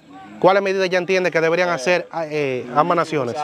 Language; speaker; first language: Spanish; native; Spanish